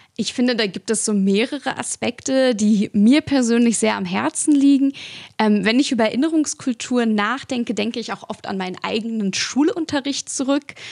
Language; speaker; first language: German; early bilingual, other home language; Russian